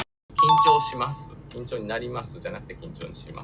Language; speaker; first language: Japanese; native; Japanese